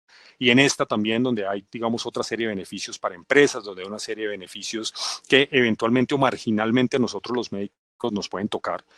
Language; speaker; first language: Spanish; native; Spanish